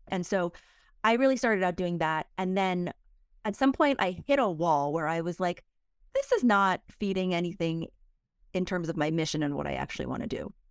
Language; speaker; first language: English; early bilingual, other home language; Korean